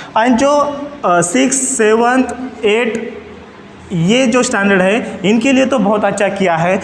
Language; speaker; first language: Hindi; non-native, local second language; Marathi